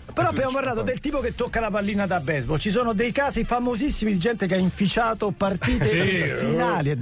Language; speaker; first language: Italian; native; Italian